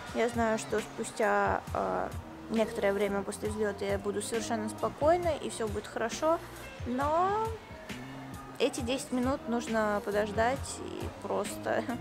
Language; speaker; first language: Russian; native; Russian